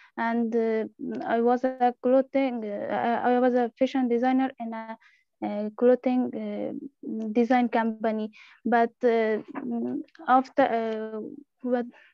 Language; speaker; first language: English; non-native, learner; Persian